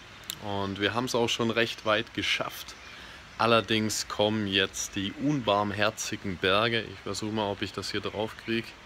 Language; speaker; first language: German; native; German